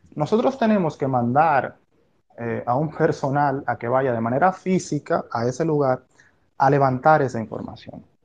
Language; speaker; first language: Spanish; native; Spanish